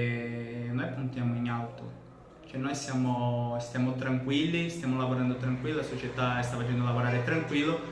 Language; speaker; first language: Italian; non-native, fluent; Portuguese